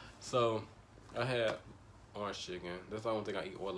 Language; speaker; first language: English; native; English